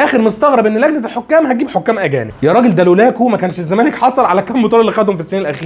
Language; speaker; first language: Arabic; native; Arabic